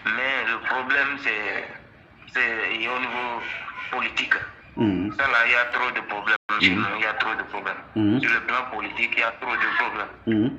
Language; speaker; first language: French; non-native, local second language; Fon